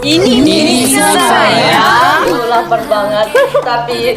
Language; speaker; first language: Indonesian; non-native, learner; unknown